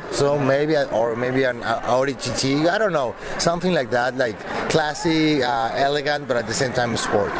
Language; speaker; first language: English; non-native, fluent; Spanish